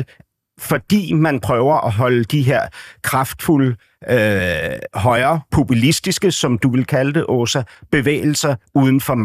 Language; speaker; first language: Danish; native; Danish